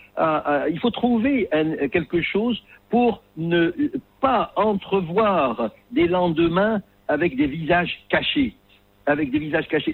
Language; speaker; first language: French; non-native, local second language; Arabic